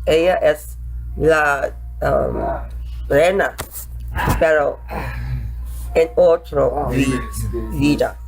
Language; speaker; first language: Spanish; non-native, learner; English